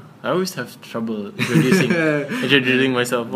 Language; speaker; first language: English; non-native, local second language; Malay